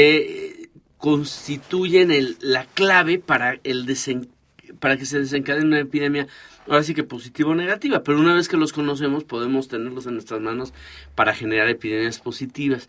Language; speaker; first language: Spanish; native; Spanish